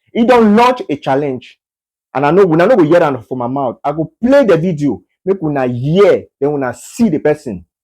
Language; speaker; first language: Nigerian Pidgin; native; Nigerian Pidgin